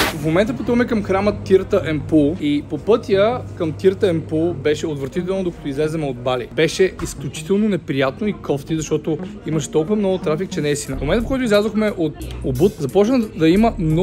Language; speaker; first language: Bulgarian; native; Bulgarian